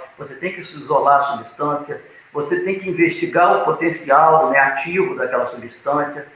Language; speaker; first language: Portuguese; native; Portuguese